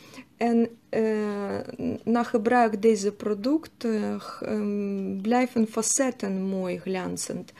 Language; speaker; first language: Dutch; non-native, learner; Russian